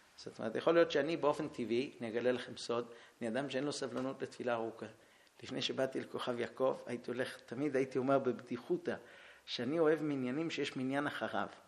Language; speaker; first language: Hebrew; early bilingual, heritage; Hebrew